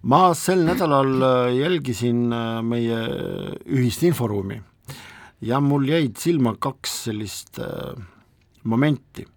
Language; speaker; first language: Estonian; non-native, local second language; Russian